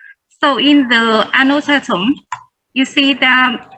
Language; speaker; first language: English; non-native, learner; Vietnamese